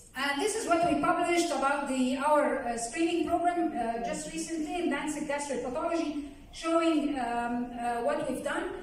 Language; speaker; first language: English; non-native, local second language; Arabic